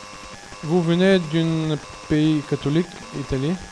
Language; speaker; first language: French; non-native, fluent; Bulgarian